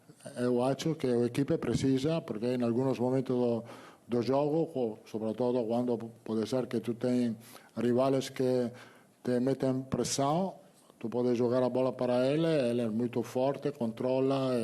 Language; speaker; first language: Portuguese; non-native, learner; Italian